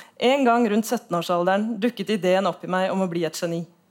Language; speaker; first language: Norwegian; native; Norwegian